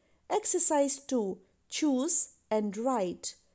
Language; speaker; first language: English; non-native, fluent; Ukrainian